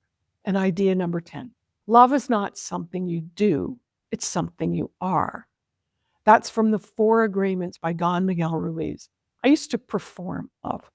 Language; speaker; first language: English; native; English